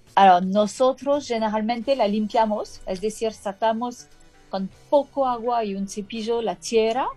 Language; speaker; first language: Spanish; non-native, fluent; French